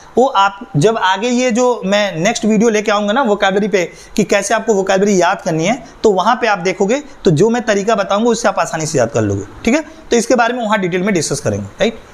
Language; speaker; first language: Hindi; native; Hindi